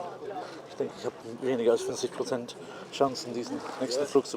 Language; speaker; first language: German; non-native, learner; English